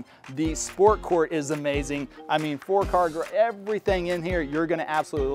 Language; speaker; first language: English; native; English